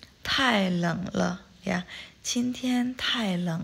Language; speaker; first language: Chinese; non-native, fluent; Indonesian